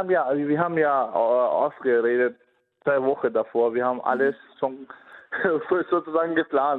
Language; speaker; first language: German; non-native, fluent; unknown